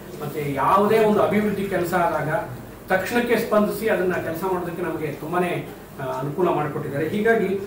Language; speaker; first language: Kannada; native; Kannada